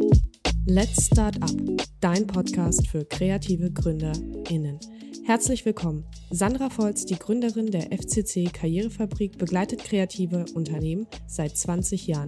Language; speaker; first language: German; native; German